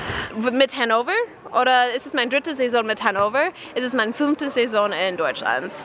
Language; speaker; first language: German; non-native, learner; English